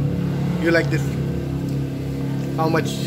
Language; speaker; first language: English; non-native, learner; Hindi